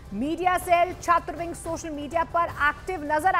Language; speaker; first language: Hindi; native; Hindi